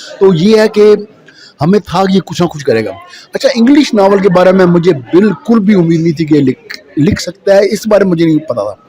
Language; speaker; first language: Urdu; non-native, local second language; Punjabi